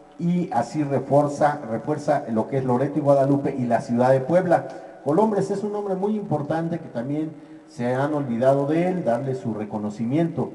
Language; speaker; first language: Spanish; native; Spanish